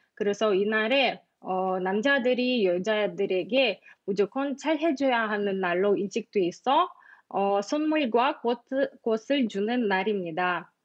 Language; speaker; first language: Korean; non-native, fluent; Russian